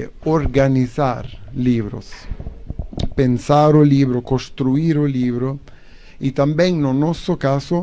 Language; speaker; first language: Portuguese; non-native, learner; Italian